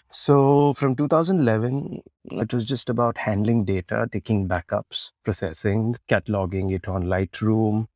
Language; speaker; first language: English; non-native, local second language; Marathi